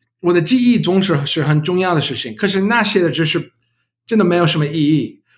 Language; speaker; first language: Chinese; non-native, learner; English